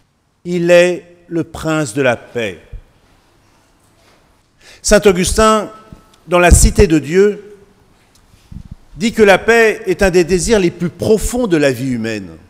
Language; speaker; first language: French; native; French